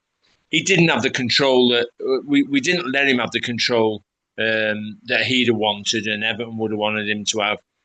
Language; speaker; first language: English; native; English